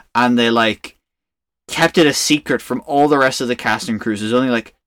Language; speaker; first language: English; native; English